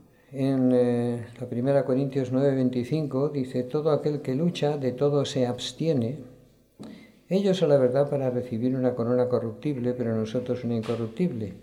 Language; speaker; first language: Spanish; native; Spanish